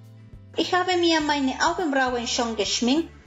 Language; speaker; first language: German; non-native, fluent; Spanish